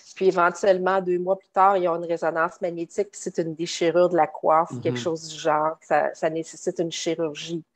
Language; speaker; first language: French; native; French